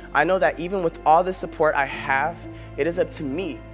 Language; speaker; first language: English; native; English